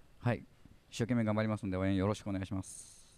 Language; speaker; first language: Japanese; native; Japanese